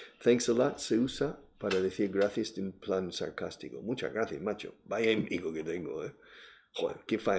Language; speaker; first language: Spanish; non-native, fluent; English